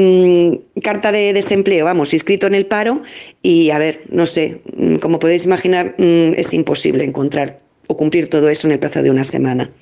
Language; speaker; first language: Spanish; native; Spanish